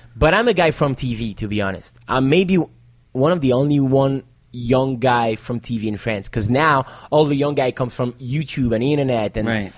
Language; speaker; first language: English; non-native, fluent; French